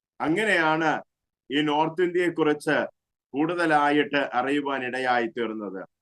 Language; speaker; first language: Malayalam; native; Malayalam